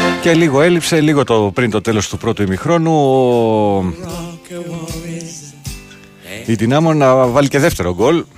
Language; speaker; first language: Greek; native; Greek